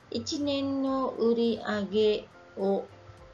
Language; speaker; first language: Japanese; non-native, learner; Vietnamese